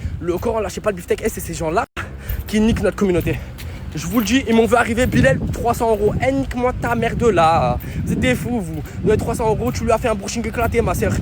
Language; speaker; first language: French; native; French